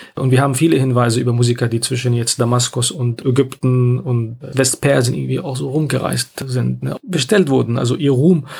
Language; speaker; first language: German; non-native, fluent; Arabic